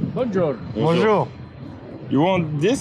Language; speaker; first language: English; non-native, learner; French